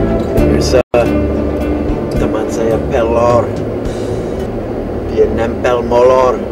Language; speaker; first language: Indonesian; non-native, fluent; English